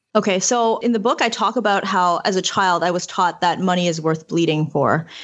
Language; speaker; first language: English; early bilingual, other home language; Chinese